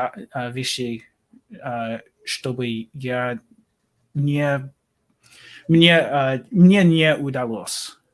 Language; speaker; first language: Russian; non-native, learner; English